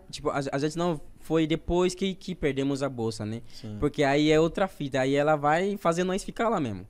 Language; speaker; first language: Portuguese; non-native, fluent; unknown